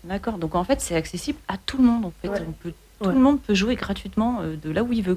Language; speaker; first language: French; native; French